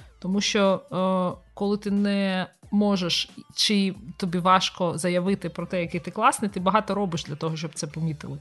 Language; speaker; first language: Ukrainian; non-native, local second language; Russian